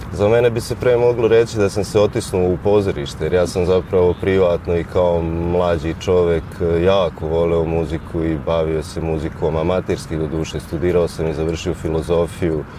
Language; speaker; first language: Serbian; native; Serbian